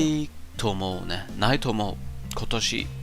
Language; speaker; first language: Japanese; non-native, learner; German